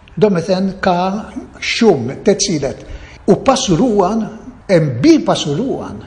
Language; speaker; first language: Albanian; non-native, fluent; Maltese